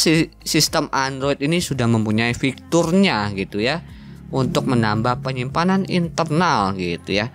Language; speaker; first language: Indonesian; native; Indonesian